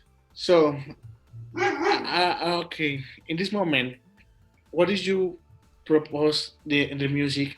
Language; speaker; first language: English; non-native, learner; Spanish